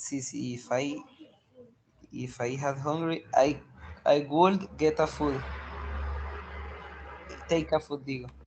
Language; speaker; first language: English; non-native, learner; Spanish